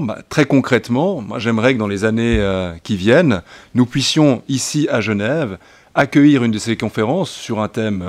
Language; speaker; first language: French; native; French